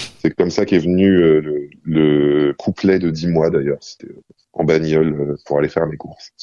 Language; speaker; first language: French; non-native, fluent; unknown